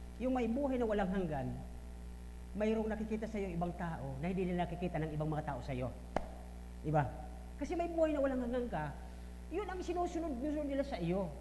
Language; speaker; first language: Filipino; non-native, local second language; Bikol